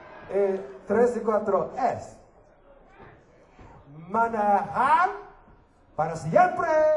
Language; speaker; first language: Spanish; non-native, learner; English